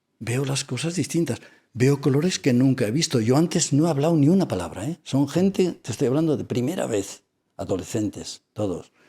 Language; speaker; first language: Spanish; non-native, local second language; Catalan